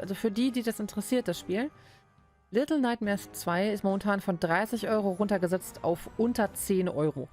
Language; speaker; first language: German; native; German